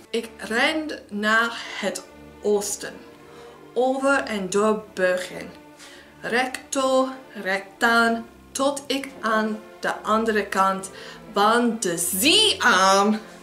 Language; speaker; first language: Dutch; non-native, learner; English